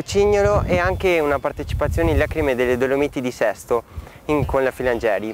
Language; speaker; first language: Italian; native; Italian